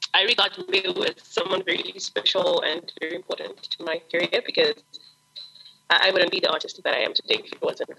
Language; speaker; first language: English; non-native, local second language; Shona